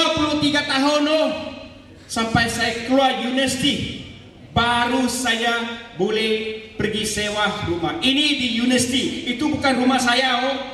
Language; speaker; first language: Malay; non-native, local second language; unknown